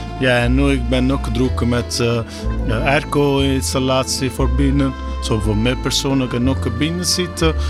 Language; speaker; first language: Dutch; non-native, learner; Italian